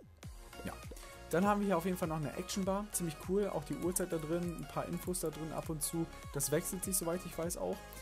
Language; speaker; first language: German; native; German